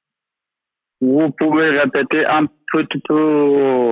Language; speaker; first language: French; non-native, learner; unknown